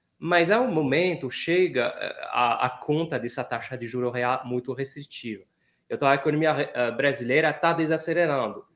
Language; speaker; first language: Portuguese; non-native, fluent; French